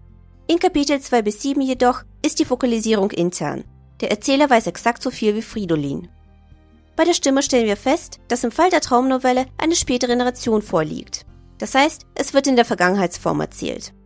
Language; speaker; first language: German; native; German